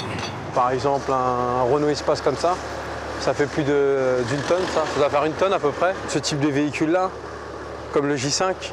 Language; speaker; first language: French; native; French